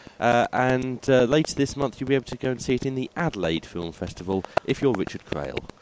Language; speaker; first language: English; native; English